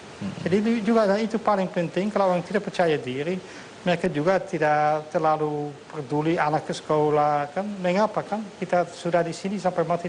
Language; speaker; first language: Indonesian; non-native, fluent; Dutch